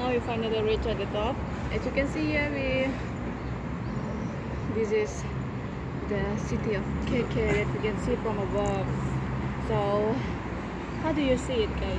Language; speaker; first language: English; non-native, learner; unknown